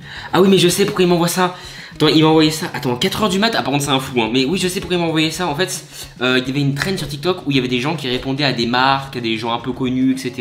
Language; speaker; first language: French; native; French